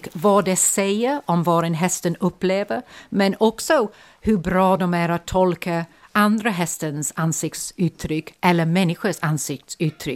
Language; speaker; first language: Swedish; non-native, fluent; English